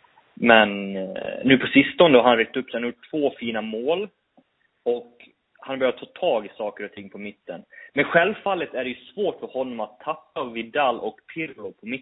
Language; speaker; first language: Swedish; native; Swedish